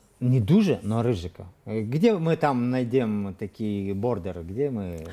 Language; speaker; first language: Polish; non-native, learner; Russian